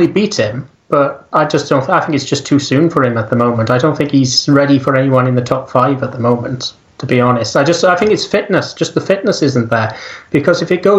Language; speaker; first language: English; native; English